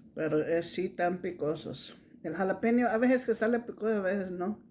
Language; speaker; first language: Spanish; early bilingual, heritage; Spanish